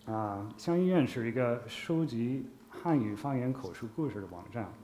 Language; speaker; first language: Chinese; non-native, fluent; English